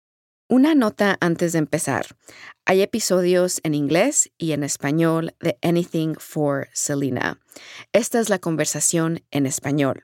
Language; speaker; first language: Spanish; early bilingual, heritage; Spanish